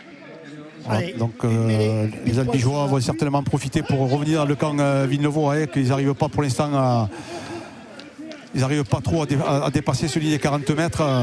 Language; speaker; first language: French; native; French